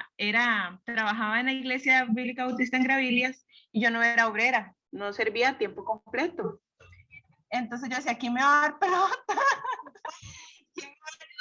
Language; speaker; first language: Spanish; native; Spanish